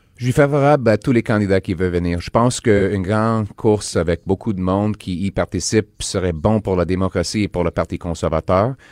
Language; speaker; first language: French; non-native, local second language; English